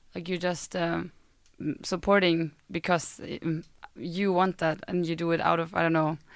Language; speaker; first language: English; non-native, fluent; German